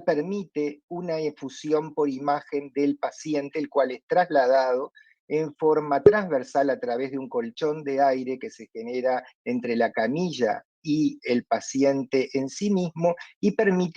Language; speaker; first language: Spanish; native; Spanish